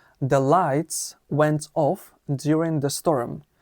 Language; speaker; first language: English; non-native, fluent; Ukrainian